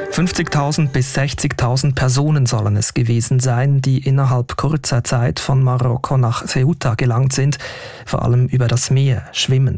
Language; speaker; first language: German; native; German